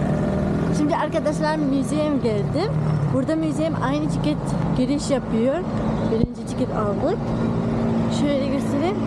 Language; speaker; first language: Turkish; non-native, learner; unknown